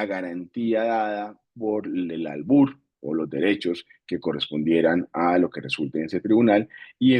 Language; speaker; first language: Spanish; native; Spanish